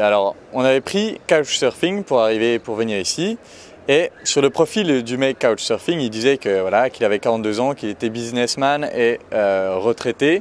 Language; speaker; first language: French; native; French